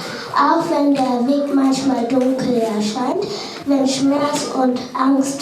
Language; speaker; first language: German; early bilingual, other home language; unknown